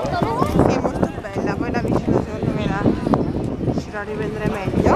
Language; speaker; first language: Italian; native; Italian